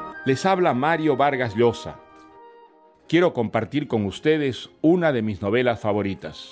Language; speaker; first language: Spanish; native; Spanish